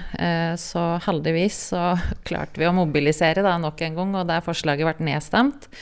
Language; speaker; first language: Norwegian; native; Norwegian